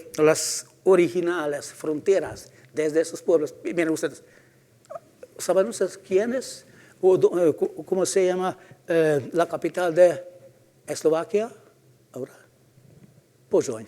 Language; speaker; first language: Spanish; non-native, fluent; Hungarian